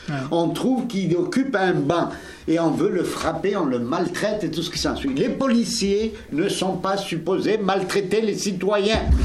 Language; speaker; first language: French; native; French